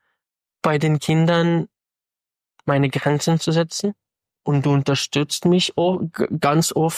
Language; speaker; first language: German; non-native, fluent; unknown